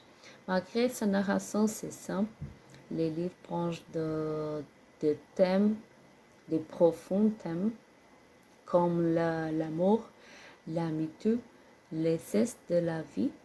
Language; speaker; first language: French; non-native, learner; Portuguese